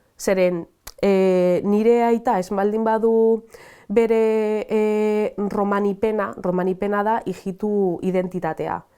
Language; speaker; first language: Basque; non-native, local second language; Spanish